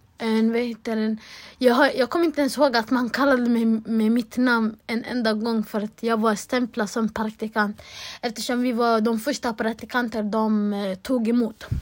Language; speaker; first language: Swedish; early bilingual, other home language; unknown